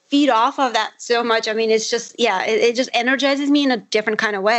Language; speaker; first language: English; non-native, fluent; Armenian